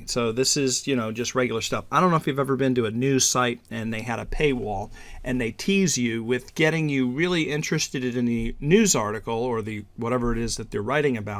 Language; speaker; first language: English; native; English